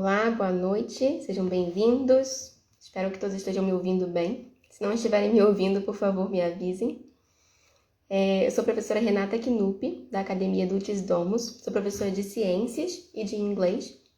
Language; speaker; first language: Portuguese; native; Portuguese